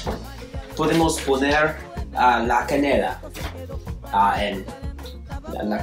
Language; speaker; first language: Spanish; non-native, learner; English